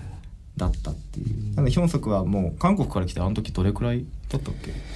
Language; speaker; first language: Japanese; native; Japanese